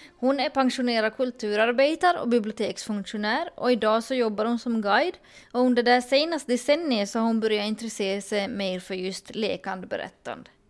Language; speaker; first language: Swedish; native; Swedish